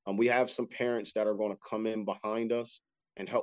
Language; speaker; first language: English; native; English